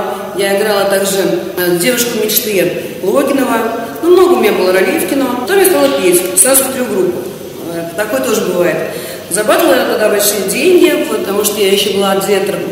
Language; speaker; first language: Russian; native; Russian